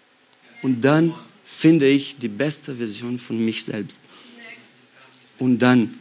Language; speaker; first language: German; non-native, fluent; Portuguese